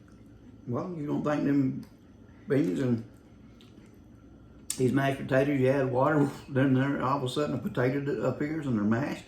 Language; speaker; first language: English; native; English